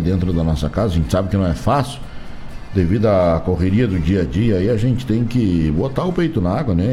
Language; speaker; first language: Portuguese; native; Portuguese